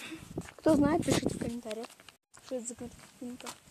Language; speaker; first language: Russian; native; Russian